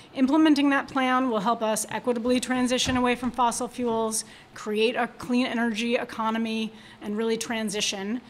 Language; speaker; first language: English; native; English